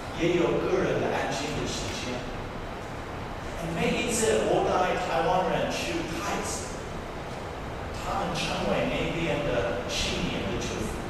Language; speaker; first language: Chinese; non-native, fluent; English